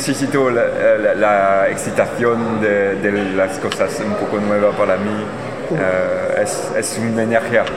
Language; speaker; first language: Spanish; non-native, learner; French